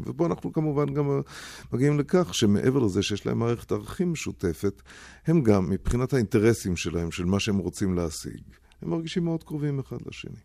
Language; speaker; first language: Hebrew; non-native, fluent; German